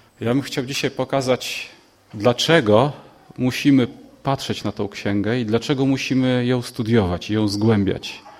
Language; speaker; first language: Polish; native; Polish